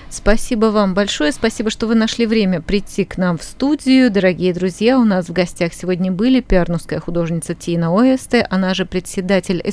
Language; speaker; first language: Russian; native; Russian